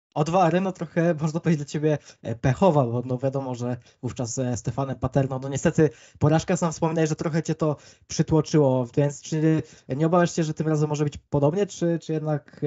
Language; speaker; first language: Polish; native; Polish